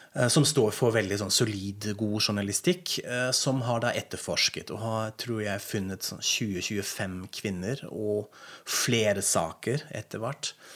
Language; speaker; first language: Norwegian; non-native, fluent; German